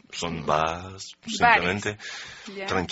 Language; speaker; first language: Spanish; non-native, fluent; French